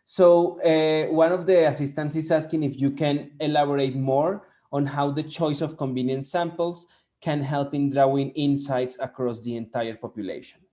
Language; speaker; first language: English; non-native, fluent; Spanish